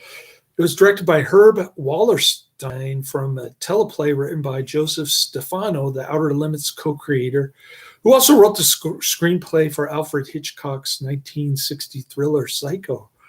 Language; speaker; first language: English; native; English